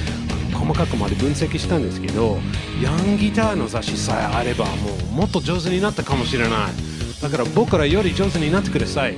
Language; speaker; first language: Japanese; non-native, fluent; English